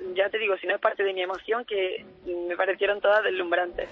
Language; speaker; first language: Spanish; native; Spanish